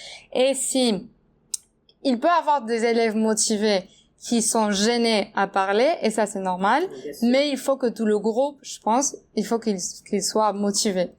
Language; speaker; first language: French; non-native, fluent; Spanish